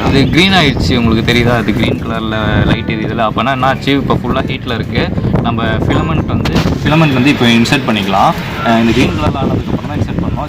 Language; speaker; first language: Tamil; native; Tamil